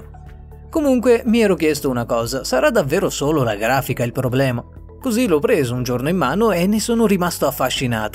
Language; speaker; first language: Italian; native; Italian